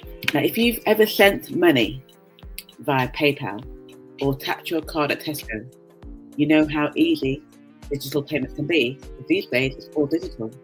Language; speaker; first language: English; native; English